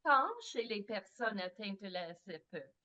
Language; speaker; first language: French; non-native, fluent; English